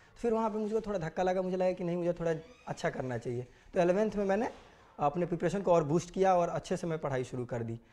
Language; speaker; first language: Hindi; native; Hindi